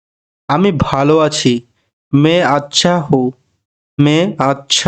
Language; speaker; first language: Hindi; non-native, fluent; Bangla